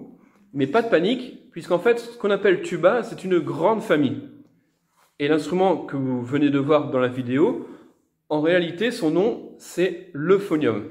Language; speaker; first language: French; native; French